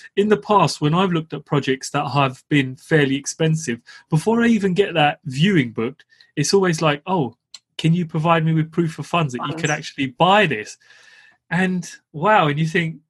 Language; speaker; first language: English; native; English